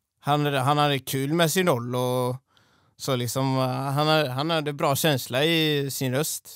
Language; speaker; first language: Swedish; native; Swedish